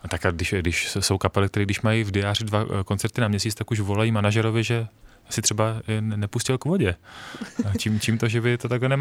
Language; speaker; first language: Czech; native; Czech